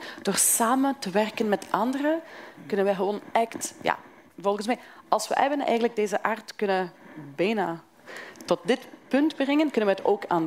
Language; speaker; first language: Dutch; non-native, fluent; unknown